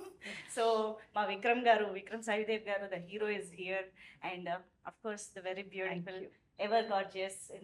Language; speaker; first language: Telugu; native; Telugu